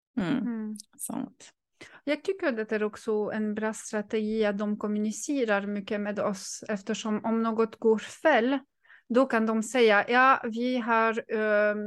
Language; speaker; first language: Swedish; non-native, fluent; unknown